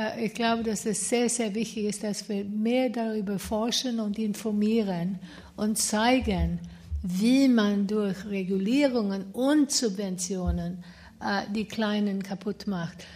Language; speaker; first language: German; non-native, fluent; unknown